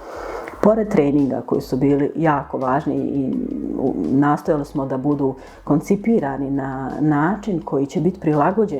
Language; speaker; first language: Bosnian; native; Bosnian